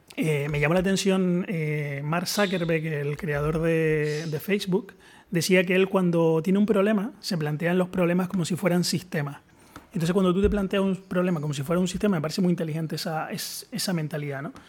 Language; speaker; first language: Spanish; native; Spanish